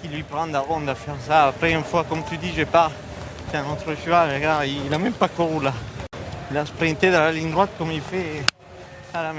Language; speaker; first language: French; non-native, fluent; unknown